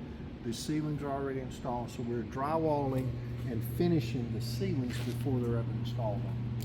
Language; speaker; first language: English; native; English